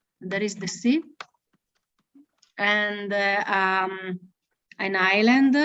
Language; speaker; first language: English; non-native, learner; Italian